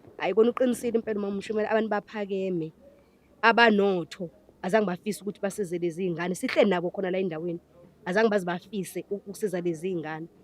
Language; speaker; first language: Zulu; native; Zulu